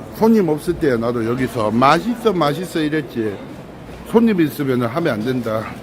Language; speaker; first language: Korean; native; Korean